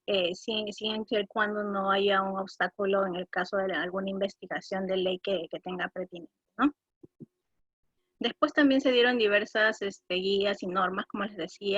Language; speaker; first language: Spanish; native; Spanish